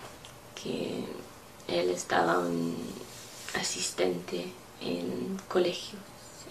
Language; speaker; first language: Spanish; non-native, learner; English